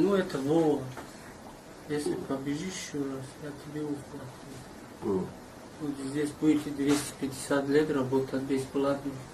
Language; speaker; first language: Russian; non-native, learner; Tajik